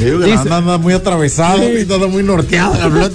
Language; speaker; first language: Spanish; native; Spanish